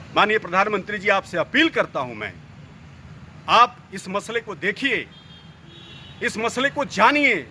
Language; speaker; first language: Hindi; native; Hindi